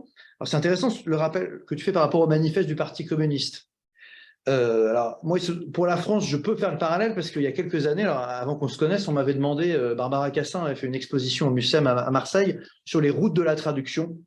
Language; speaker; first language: French; native; French